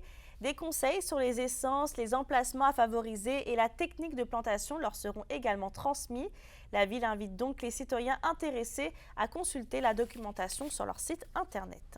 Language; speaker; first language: French; native; French